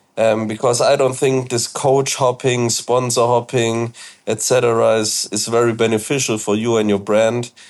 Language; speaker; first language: English; non-native, fluent; German